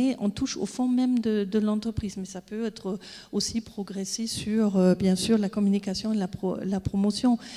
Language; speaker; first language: French; non-native, fluent; German